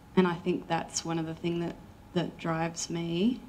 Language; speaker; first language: English; native; English